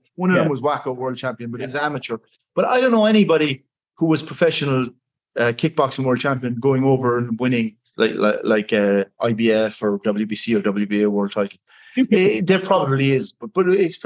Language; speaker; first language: English; native; English